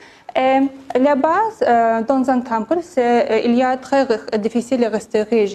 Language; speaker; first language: French; non-native, learner; Azerbaijani